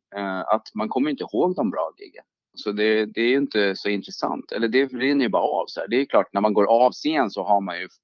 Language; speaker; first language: Swedish; native; Swedish